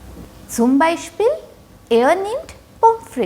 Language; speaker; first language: German; non-native, fluent; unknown